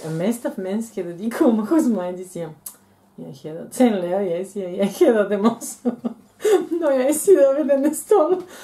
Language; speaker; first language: Danish; non-native, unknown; Bulgarian